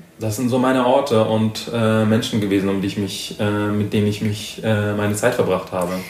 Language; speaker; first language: German; early bilingual, other home language; Persian